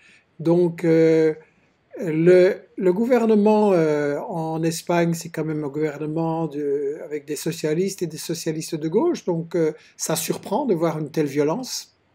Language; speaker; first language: French; native; French